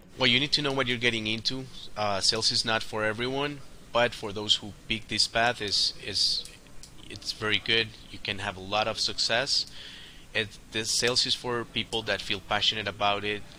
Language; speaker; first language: English; non-native, fluent; Spanish